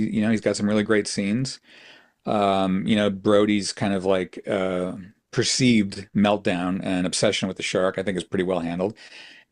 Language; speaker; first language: English; native; English